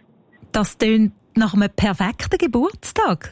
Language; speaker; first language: German; native; German